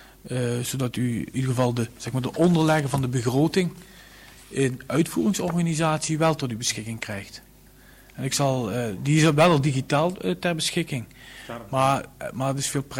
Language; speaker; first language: Dutch; native; Dutch